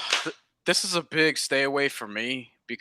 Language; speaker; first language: English; native; English